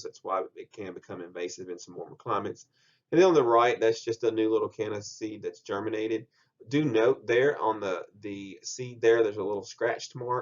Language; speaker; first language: English; native; English